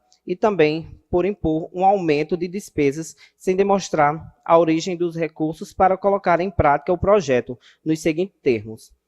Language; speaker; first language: Portuguese; native; Portuguese